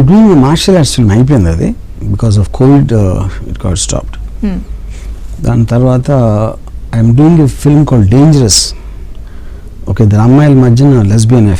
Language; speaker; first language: Telugu; native; Telugu